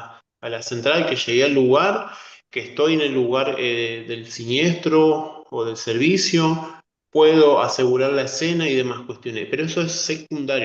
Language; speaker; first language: Spanish; native; Spanish